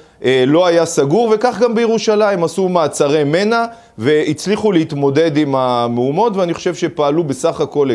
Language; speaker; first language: Hebrew; native; Hebrew